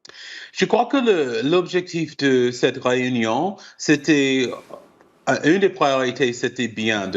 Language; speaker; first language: French; non-native, fluent; English